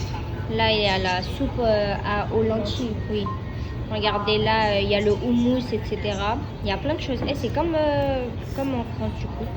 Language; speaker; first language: French; native; French